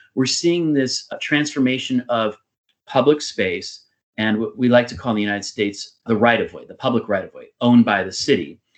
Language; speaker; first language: English; native; English